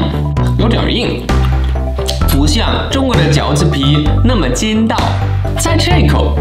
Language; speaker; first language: Chinese; non-native, fluent; German